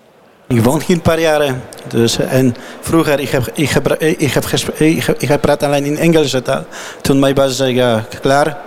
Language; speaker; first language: Dutch; non-native, learner; Polish